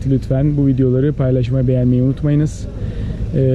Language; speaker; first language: Turkish; native; Turkish